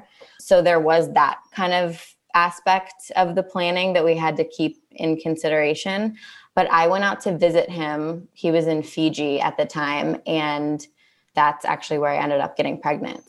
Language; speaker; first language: English; native; English